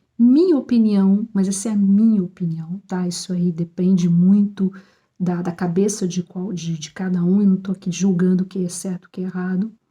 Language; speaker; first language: Portuguese; native; Portuguese